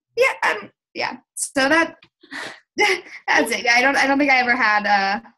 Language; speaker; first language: English; native; English